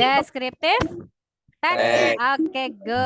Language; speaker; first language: English; non-native, learner; Indonesian